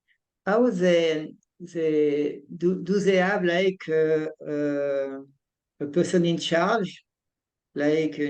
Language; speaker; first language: English; non-native, fluent; French